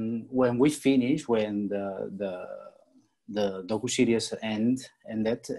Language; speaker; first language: English; non-native, learner; Spanish